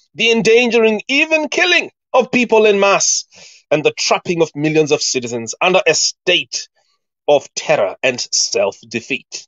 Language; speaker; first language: English; non-native, local second language; Shona